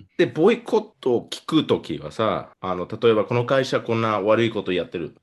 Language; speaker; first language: Japanese; non-native, fluent; English